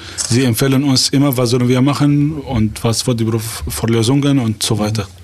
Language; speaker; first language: German; non-native, fluent; Arabic